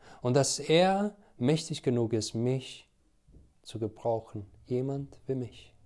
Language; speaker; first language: German; non-native, fluent; Albanian